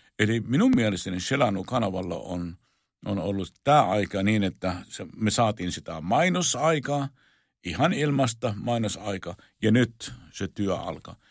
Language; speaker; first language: Finnish; non-native, fluent; Arabic